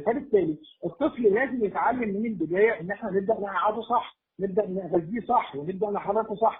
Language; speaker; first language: Arabic; native; Arabic